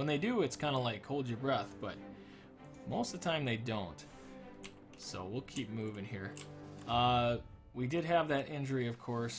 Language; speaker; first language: English; native; English